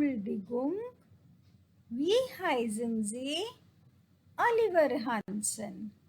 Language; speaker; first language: German; non-native, fluent; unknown